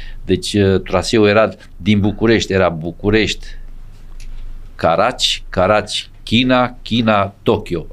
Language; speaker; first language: Romanian; non-native, local second language; Serbian